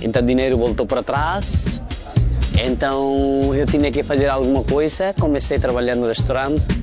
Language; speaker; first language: Portuguese; non-native, fluent; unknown